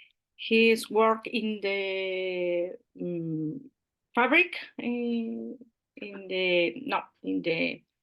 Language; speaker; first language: English; non-native, learner; Spanish